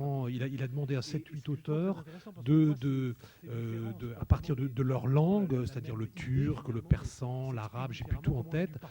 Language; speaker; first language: French; native; French